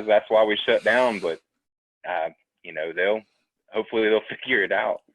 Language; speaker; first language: English; native; English